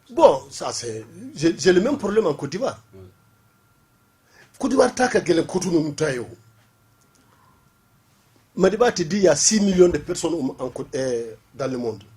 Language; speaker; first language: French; non-native, local second language; Bambara